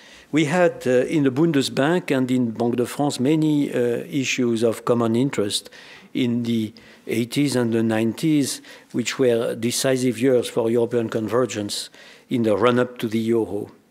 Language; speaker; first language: English; non-native, fluent; French